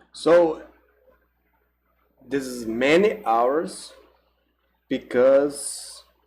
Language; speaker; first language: English; non-native, learner; Portuguese